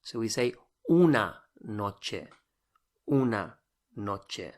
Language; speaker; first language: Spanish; non-native, fluent; English